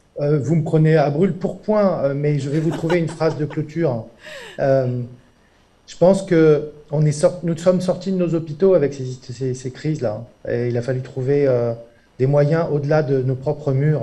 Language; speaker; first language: French; native; French